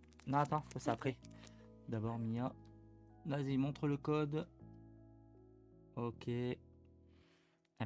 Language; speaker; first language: French; native; French